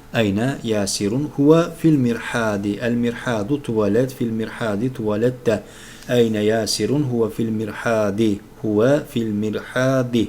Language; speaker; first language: Arabic; non-native, fluent; Turkish